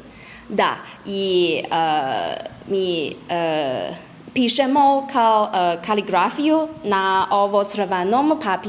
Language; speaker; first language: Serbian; non-native, learner; Chinese